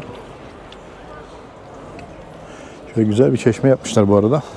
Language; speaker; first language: Turkish; native; Turkish